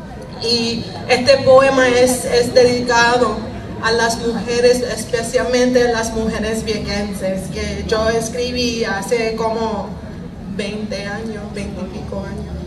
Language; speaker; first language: Spanish; early bilingual, heritage; Spanish